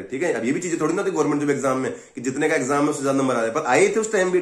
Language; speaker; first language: Hindi; native; Hindi